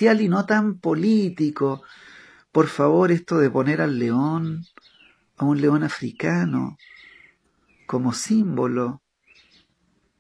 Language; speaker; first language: Spanish; native; Spanish